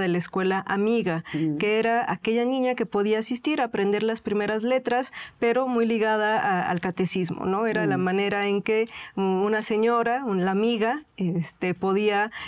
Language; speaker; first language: Spanish; native; Spanish